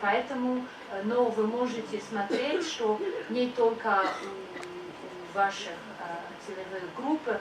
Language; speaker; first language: Russian; non-native, fluent; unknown